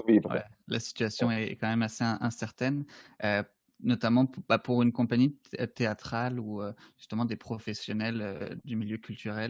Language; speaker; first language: French; native; French